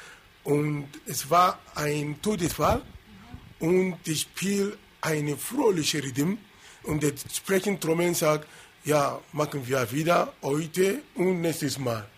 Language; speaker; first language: German; non-native, fluent; Yoruba